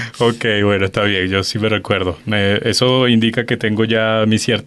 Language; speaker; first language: Spanish; native; Spanish